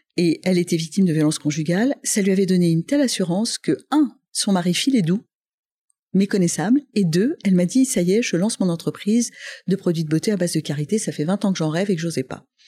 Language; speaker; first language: French; non-native, local second language; Arabic